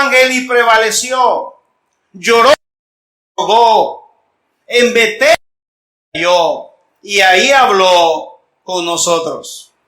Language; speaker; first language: Spanish; native; Spanish